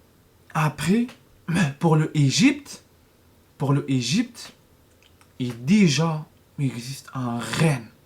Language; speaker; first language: French; non-native, learner; Arabic